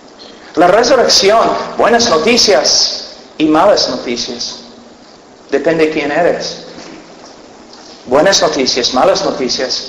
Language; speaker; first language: Spanish; non-native, fluent; English